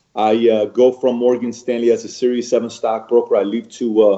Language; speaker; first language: English; early bilingual, other home language; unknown